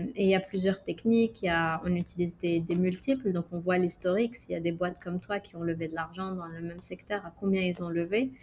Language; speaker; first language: French; non-native, local second language; Arabic